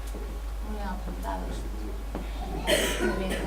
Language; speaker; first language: Spanish; native; Spanish